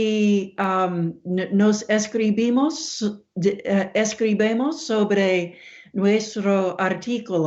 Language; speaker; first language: Spanish; non-native, learner; English